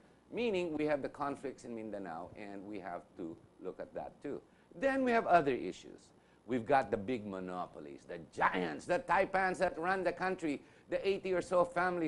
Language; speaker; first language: English; non-native, local second language; Filipino